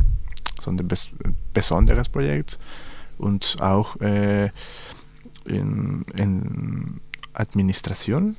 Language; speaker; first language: German; non-native, learner; Spanish